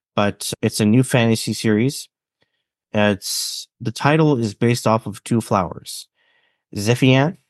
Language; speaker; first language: English; native; English